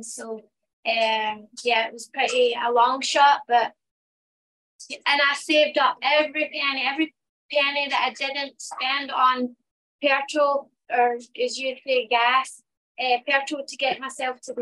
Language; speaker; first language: English; native; English